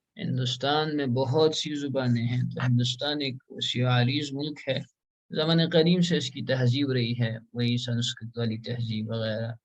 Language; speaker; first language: Urdu; non-native, local second language; Kashmiri